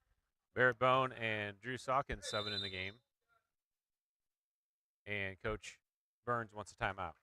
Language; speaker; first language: English; native; English